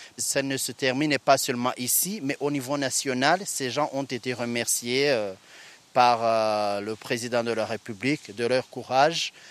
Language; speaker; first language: French; non-native, local second language; Kinyarwanda